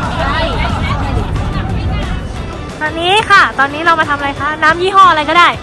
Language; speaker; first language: Thai; native; Thai